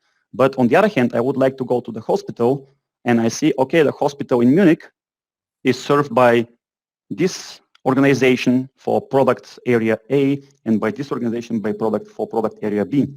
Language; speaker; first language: English; non-native, fluent; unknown